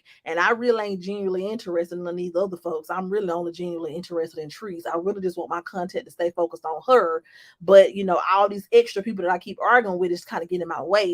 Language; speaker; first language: English; native; English